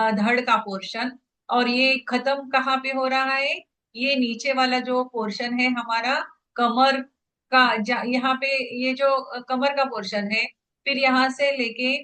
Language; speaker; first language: Hindi; non-native, local second language; Marathi